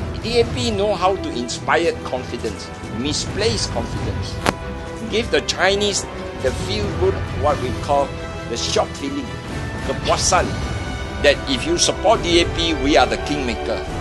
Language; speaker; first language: English; non-native, local second language; Chinese